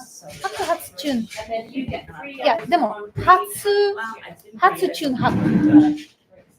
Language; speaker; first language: Japanese; non-native, learner; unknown